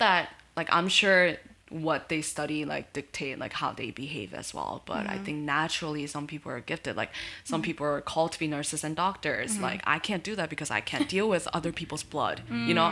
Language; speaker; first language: English; early bilingual, other home language; Korean